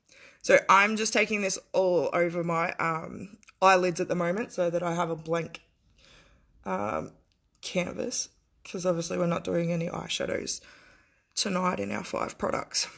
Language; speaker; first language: English; native; English